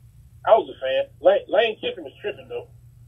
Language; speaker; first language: English; native; English